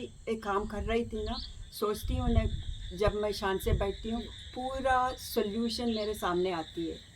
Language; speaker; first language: Hindi; non-native, local second language; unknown